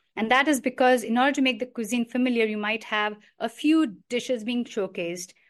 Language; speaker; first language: English; non-native, local second language; Hindi